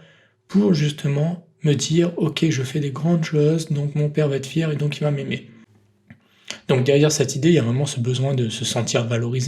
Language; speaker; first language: French; native; French